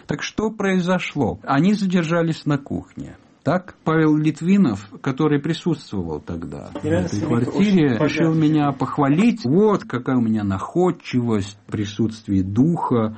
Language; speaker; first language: Russian; non-native, fluent; Italian